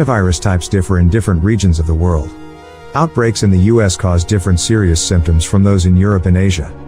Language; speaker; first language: English; non-native, fluent; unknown